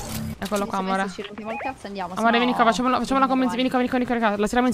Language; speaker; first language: Italian; native; Italian